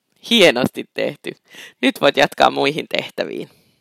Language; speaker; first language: Finnish; native; Finnish